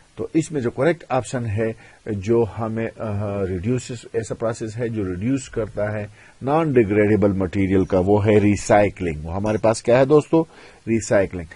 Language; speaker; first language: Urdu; non-native, local second language; Pashto